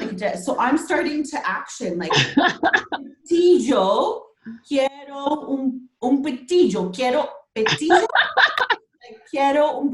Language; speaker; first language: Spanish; non-native, fluent; English